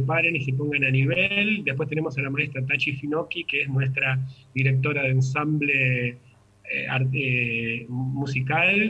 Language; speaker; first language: Spanish; native; Spanish